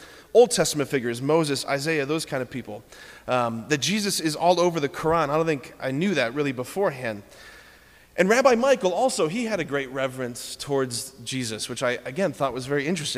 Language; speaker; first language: English; native; English